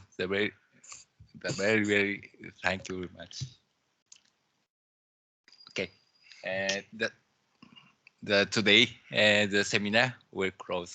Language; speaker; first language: English; non-native, learner; Japanese